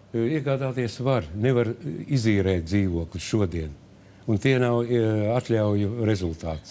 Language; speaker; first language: Latvian; non-native, local second language; Russian